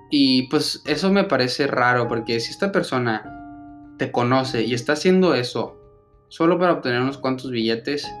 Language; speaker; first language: Spanish; early bilingual, other home language; English